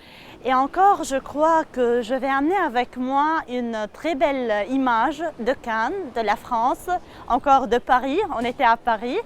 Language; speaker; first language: French; non-native, local second language; Arabic